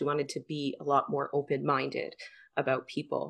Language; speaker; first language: English; native; English